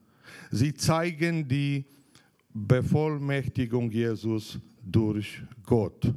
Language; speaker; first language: German; non-native, fluent; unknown